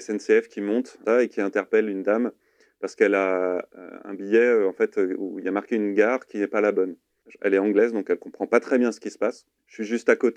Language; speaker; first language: French; native; French